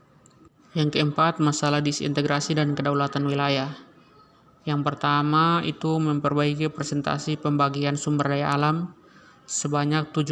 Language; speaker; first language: Indonesian; native; Indonesian